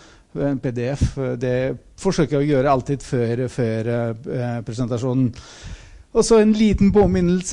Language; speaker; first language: Norwegian; non-native, fluent; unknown